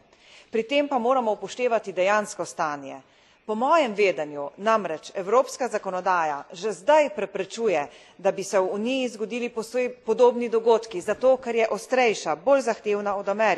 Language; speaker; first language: Slovenian; native; Slovenian